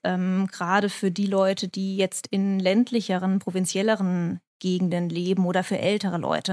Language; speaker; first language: German; native; German